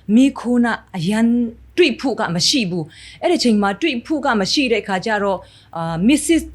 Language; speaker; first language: Burmese; non-native, local second language; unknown